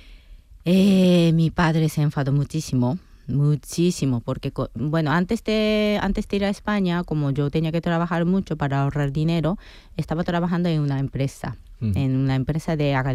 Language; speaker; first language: Spanish; non-native, fluent; Japanese